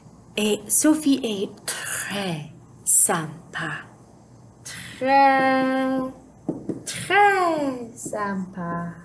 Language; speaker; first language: French; non-native, fluent; English